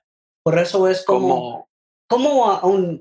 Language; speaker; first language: Spanish; non-native, learner; English